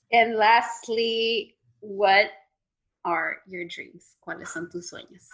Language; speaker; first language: Spanish; native; Spanish